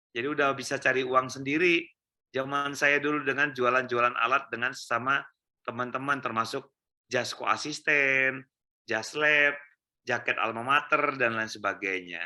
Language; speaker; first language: Indonesian; native; Indonesian